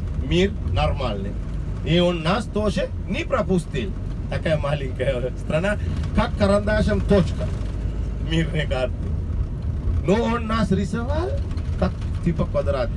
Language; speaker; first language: Russian; non-native, learner; Sinhala